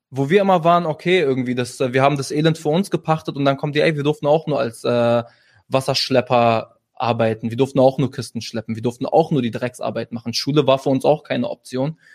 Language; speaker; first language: German; early bilingual, other home language; Arabic